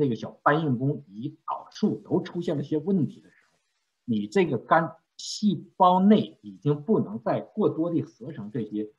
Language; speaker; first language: Chinese; native; Chinese